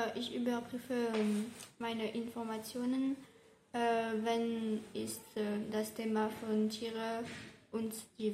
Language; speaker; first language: German; non-native, learner; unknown